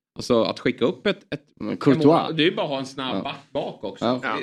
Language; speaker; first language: Swedish; native; Swedish